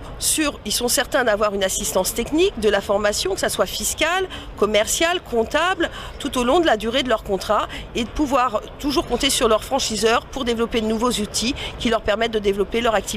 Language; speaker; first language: French; native; French